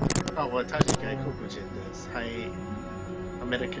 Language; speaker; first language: Japanese; non-native, learner; English